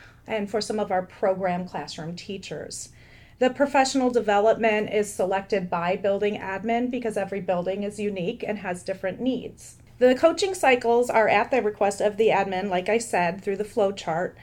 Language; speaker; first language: English; native; English